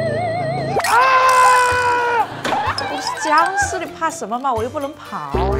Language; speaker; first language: Chinese; native; Chinese